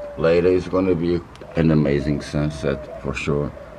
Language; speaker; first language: English; non-native, fluent; Portuguese